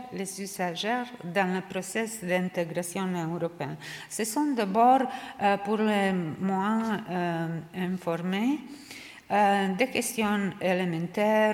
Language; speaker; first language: French; non-native, learner; Serbian